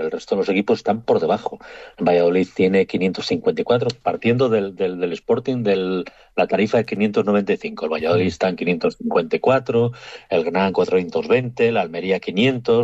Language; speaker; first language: Spanish; native; Spanish